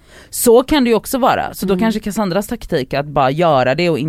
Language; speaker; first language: Swedish; native; Swedish